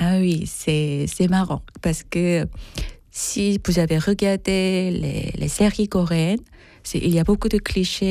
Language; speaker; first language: French; non-native, fluent; Korean